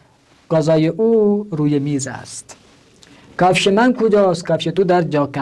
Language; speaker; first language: Persian; non-native, fluent; Urdu